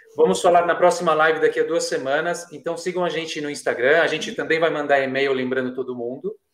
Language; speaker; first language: Portuguese; non-native, fluent; Italian